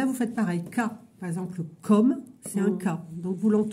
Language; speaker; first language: French; native; French